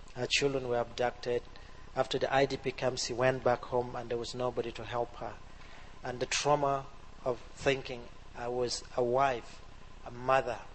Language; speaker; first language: English; non-native, local second language; Acoli